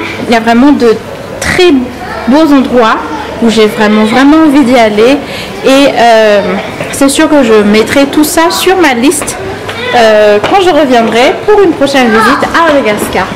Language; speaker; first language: French; non-native, local second language; Malagasy